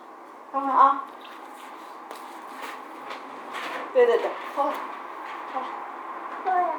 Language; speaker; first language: Chinese; native; Chinese